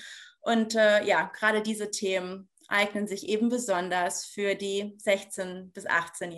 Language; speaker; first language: German; native; German